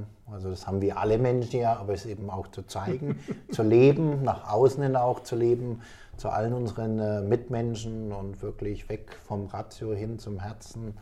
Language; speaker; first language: German; native; German